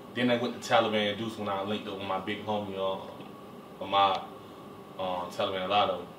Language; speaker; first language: English; native; English